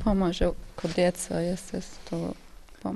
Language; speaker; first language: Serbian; non-native, learner; Turkish